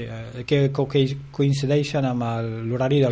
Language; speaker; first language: Catalan; non-native, fluent; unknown